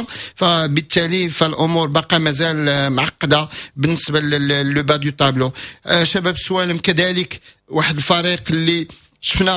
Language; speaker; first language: Arabic; native; Arabic